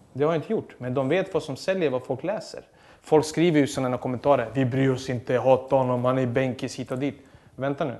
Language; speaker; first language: Swedish; early bilingual, other home language; Serbian